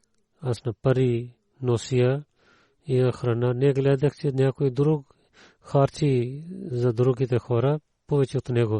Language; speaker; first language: Bulgarian; non-native, learner; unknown